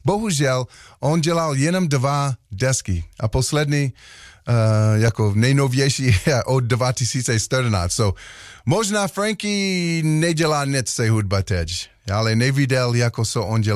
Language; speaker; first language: Slovak; non-native, learner; English